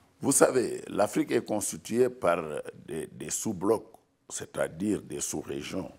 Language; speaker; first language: French; non-native, local second language; Wolof